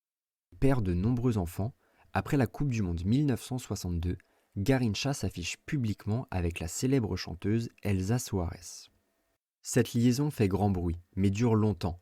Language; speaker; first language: French; native; French